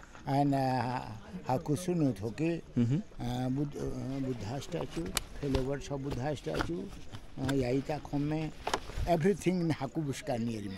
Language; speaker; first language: English; non-native, local second language; Hindi